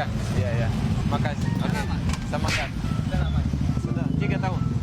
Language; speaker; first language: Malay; non-native, learner; English